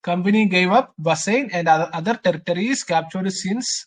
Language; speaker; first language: English; non-native, local second language; Malayalam